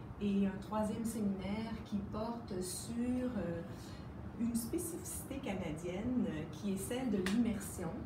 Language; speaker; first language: French; native; French